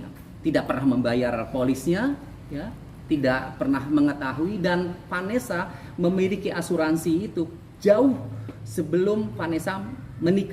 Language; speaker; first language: Indonesian; native; Indonesian